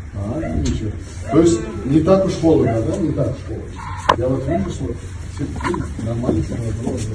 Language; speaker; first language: Russian; non-native, local second language; Uzbek